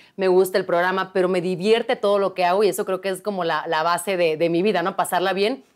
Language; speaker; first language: Spanish; native; Spanish